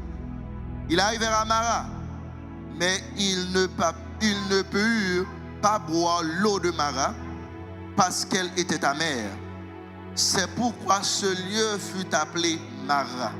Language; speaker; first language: French; non-native, local second language; Haitian Creole